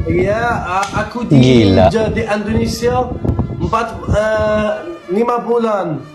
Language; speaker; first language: Indonesian; non-native, learner; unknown